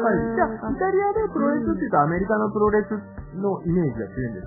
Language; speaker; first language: Japanese; native; Japanese